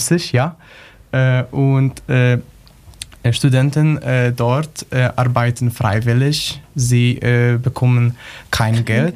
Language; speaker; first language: German; non-native, learner; Polish